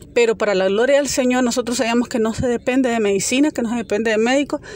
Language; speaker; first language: Spanish; native; Spanish